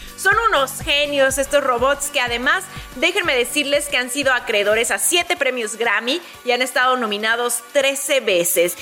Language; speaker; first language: Spanish; native; Spanish